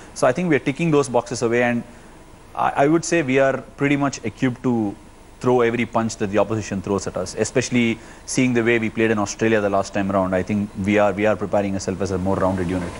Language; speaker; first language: English; non-native, local second language; Tamil